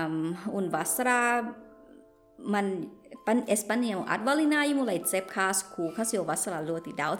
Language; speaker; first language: Latvian; non-native, fluent; Thai